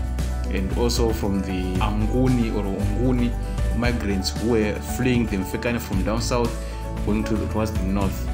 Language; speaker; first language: English; non-native, local second language; Shona